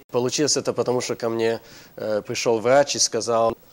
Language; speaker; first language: Russian; non-native, fluent; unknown